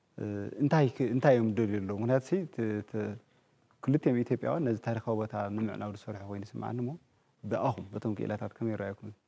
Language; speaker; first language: Tigrinya; native; Tigrinya